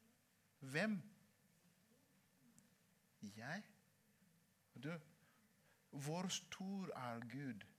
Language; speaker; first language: Norwegian; non-native, learner; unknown